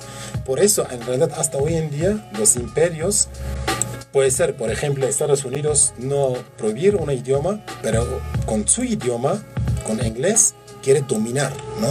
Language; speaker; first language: Spanish; non-native, learner; Kurdish